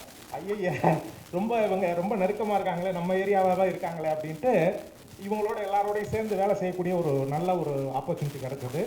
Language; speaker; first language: Tamil; native; Tamil